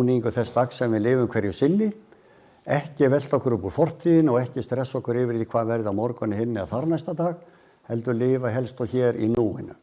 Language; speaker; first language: Icelandic; native; Icelandic